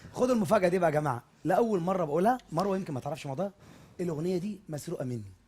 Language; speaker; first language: Egyptian Arabic; native; Egyptian Arabic